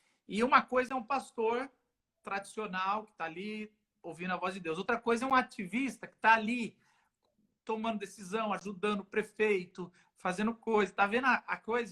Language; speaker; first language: Portuguese; native; Portuguese